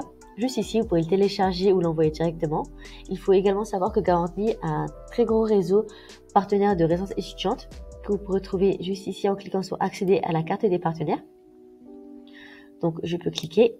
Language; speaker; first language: French; native; French